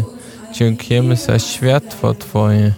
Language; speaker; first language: Polish; non-native, fluent; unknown